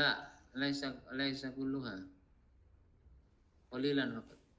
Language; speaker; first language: Arabic; non-native, fluent; Indonesian